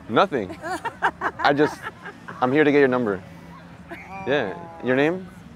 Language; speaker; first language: English; early bilingual, other home language; Spanish